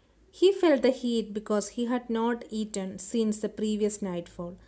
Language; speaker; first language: English; non-native, local second language; Malayalam